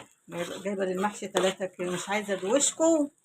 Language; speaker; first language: Arabic; native; Arabic